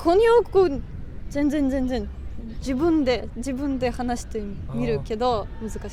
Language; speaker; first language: Japanese; non-native, learner; Russian